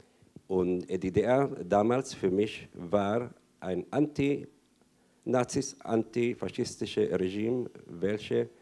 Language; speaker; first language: German; non-native, fluent; Arabic